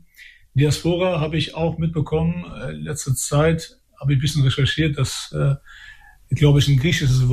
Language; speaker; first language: German; early bilingual, other home language; Albanian